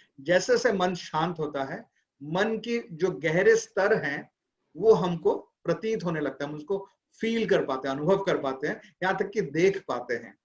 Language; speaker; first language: Hindi; non-native, local second language; Bangla